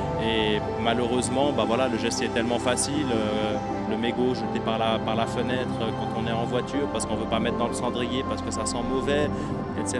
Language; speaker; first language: French; native; French